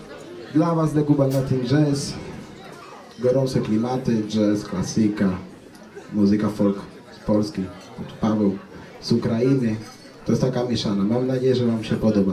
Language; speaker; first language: Polish; non-native, fluent; Spanish